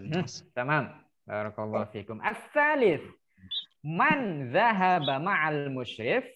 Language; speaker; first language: Arabic; non-native, fluent; Indonesian